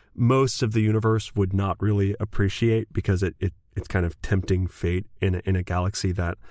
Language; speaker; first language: English; native; English